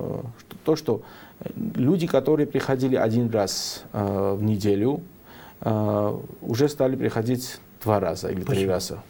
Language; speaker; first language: Russian; non-native, fluent; Georgian